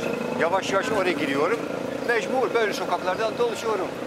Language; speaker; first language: Turkish; non-native, fluent; Dutch